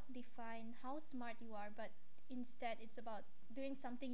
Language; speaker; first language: English; non-native, local second language; Malay